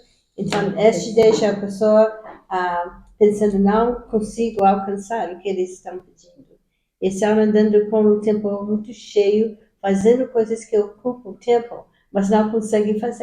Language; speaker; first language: Portuguese; non-native, fluent; English